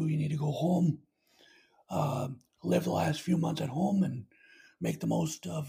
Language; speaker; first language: English; native; English